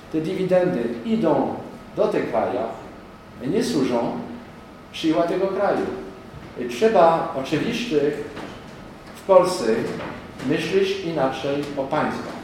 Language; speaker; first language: Polish; non-native, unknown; French